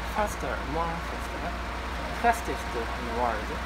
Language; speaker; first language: English; non-native, learner; Japanese